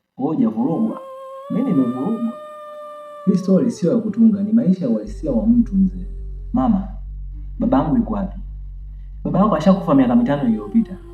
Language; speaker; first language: Swahili; native; Swahili